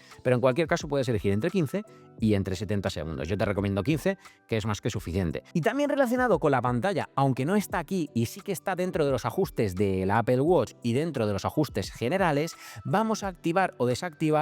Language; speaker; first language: Spanish; native; Spanish